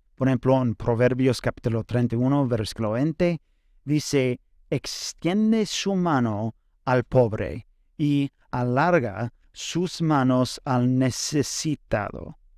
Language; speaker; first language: Spanish; non-native, fluent; English